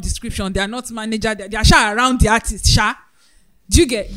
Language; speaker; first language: English; non-native, local second language; Yoruba